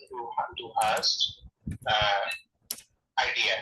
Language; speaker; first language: German; non-native, learner; Bangla